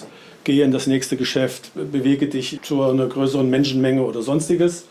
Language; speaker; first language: German; native; German